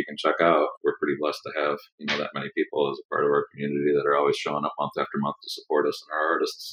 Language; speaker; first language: English; native; English